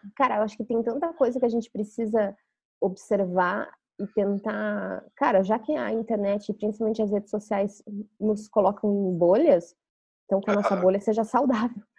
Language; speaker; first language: Portuguese; native; Portuguese